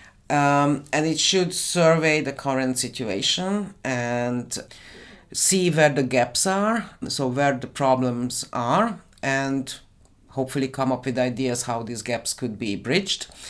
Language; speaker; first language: English; non-native, fluent; Hungarian